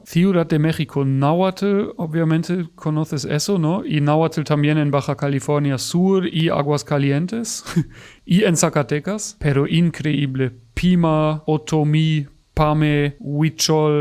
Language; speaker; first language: Spanish; non-native, fluent; German